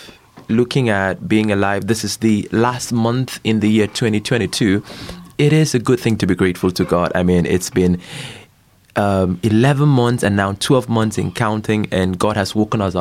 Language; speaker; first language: English; non-native, local second language; Ibibio